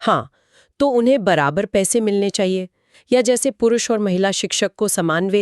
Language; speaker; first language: Hindi; native; Hindi